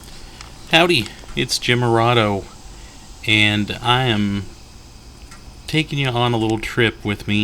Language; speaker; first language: English; native; English